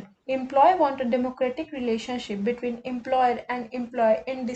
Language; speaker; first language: English; non-native, local second language; Hindi